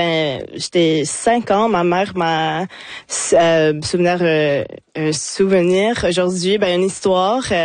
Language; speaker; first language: French; non-native, local second language; English